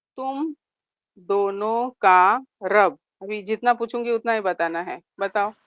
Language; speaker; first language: Urdu; native; Urdu